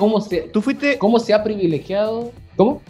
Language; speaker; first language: Spanish; native; Spanish